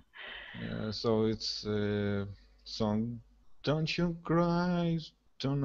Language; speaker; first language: English; non-native, learner; Russian